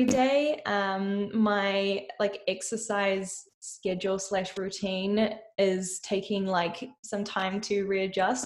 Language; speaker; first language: English; native; English